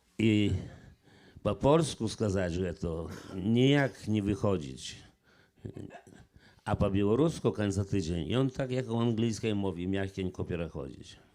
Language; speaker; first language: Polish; non-native, local second language; Belarusian